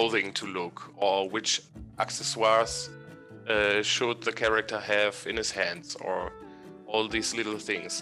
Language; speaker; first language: English; non-native, fluent; German